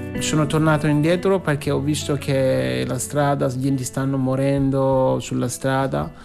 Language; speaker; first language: Italian; non-native, learner; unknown